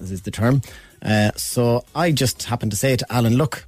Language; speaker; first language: English; native; English